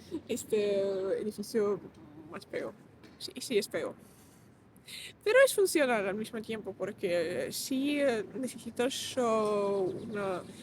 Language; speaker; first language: Spanish; non-native, fluent; Russian